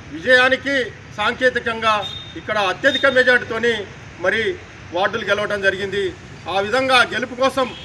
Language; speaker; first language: Telugu; native; Telugu